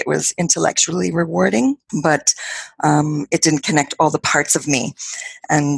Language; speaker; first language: English; native; English